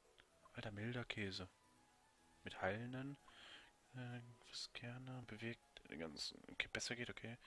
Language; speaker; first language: German; native; German